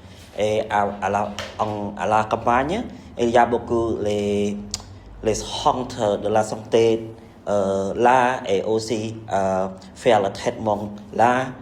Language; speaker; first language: French; non-native, learner; Khmer